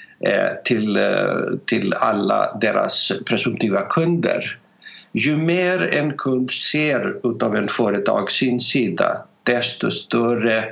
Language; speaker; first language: Swedish; non-native, fluent; Greek